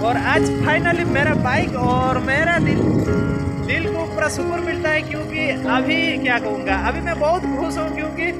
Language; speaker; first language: Hindi; non-native, local second language; Odia